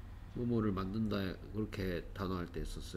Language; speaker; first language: Korean; native; Korean